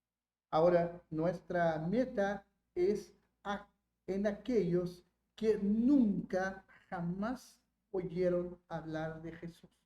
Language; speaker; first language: Spanish; non-native, fluent; Portuguese